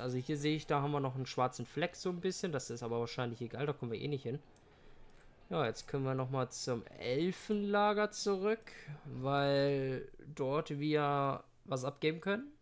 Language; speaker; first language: German; native; German